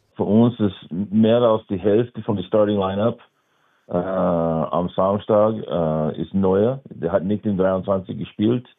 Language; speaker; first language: German; non-native, learner; English